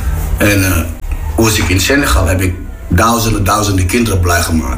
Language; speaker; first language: Dutch; non-native, fluent; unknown